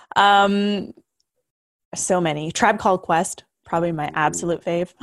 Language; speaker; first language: English; early bilingual, other home language; Hindi